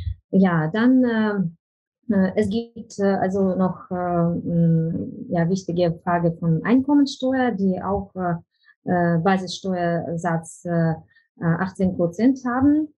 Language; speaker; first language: German; non-native, fluent; Ukrainian